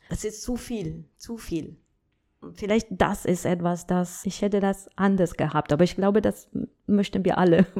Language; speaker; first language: German; non-native, fluent; Spanish